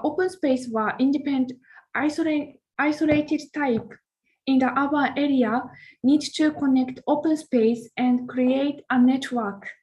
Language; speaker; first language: English; non-native, learner; Japanese